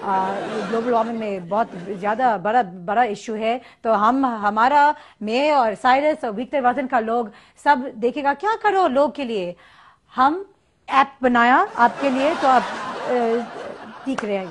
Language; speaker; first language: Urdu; non-native, learner; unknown